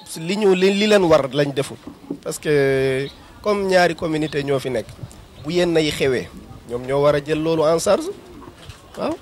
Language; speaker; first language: Wolof; non-native, local second language; Fula